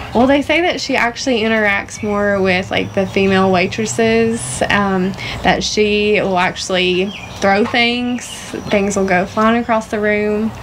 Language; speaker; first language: English; native; English